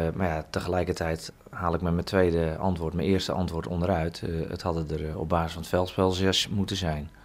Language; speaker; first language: Dutch; native; Dutch